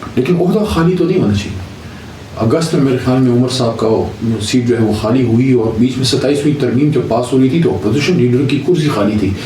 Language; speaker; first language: Urdu; non-native, local second language; Pashto